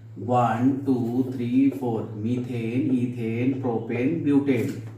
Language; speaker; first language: English; non-native, local second language; Hindi